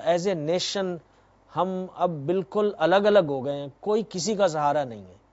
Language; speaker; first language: Urdu; native; Urdu